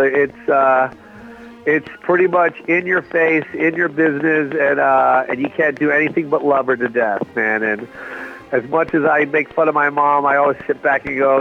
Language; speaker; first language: English; native; English